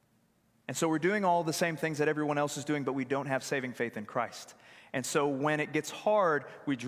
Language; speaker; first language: English; native; English